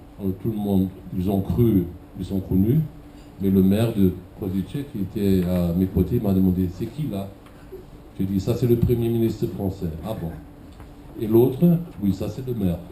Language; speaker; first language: French; non-native, fluent; German